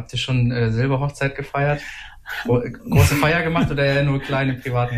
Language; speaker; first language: German; native; German